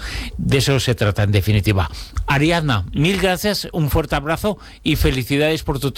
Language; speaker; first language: Spanish; native; Spanish